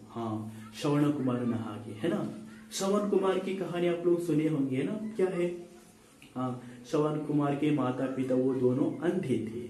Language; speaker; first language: Hindi; non-native, local second language; Kannada